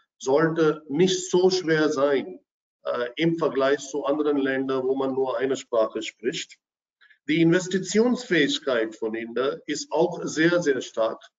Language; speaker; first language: German; non-native, fluent; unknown